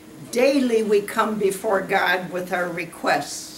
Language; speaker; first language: English; early bilingual, other home language; Ukrainian